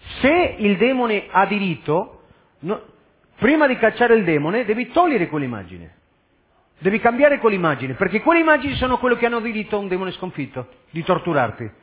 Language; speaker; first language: Italian; non-native, fluent; Spanish